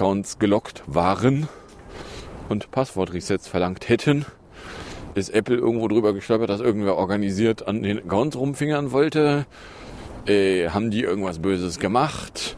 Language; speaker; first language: German; native; German